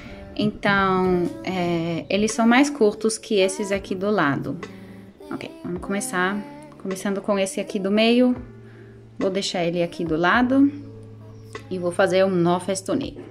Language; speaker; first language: Portuguese; non-native, fluent; German